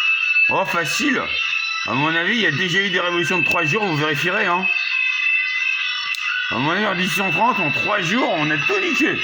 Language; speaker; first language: French; native; French